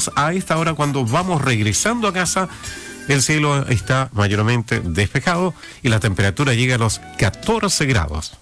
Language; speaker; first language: Spanish; native; Spanish